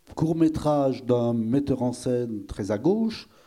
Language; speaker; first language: French; native; French